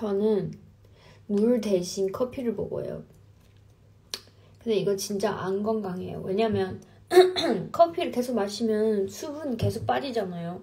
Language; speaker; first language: Korean; non-native, fluent; Chinese